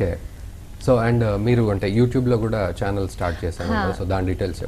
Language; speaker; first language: Telugu; native; Telugu